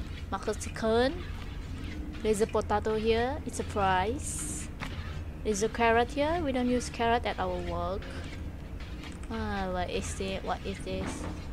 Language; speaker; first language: English; non-native, local second language; Malay